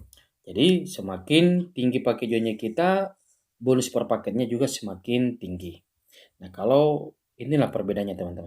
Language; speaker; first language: Indonesian; native; Indonesian